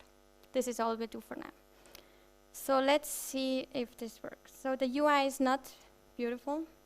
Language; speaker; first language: English; non-native, fluent; German